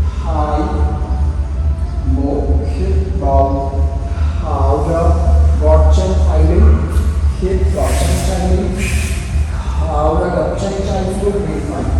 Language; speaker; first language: Vietnamese; non-native, learner; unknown